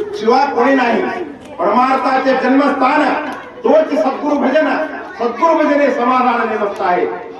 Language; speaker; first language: Marathi; non-native, local second language; Kannada